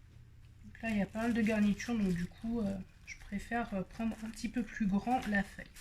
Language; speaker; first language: French; native; French